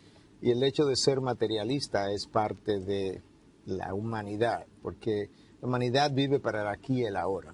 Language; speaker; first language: Spanish; native; Spanish